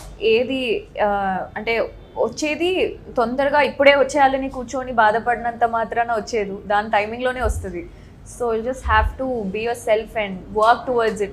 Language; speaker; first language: Telugu; native; Telugu